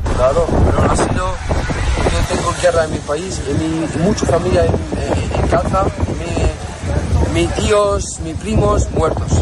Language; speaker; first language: Spanish; non-native, learner; Arabic